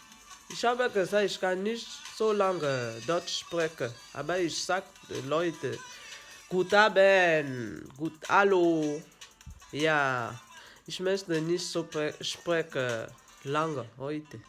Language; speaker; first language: German; non-native, learner; French